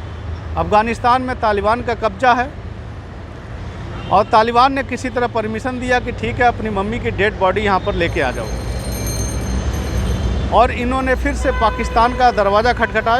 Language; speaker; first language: Hindi; native; Hindi